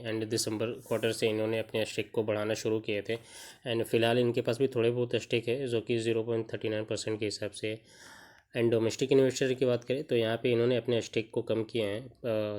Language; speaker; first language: Hindi; native; Hindi